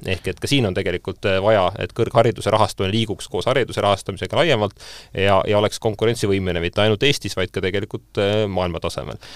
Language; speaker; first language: Estonian; native; Estonian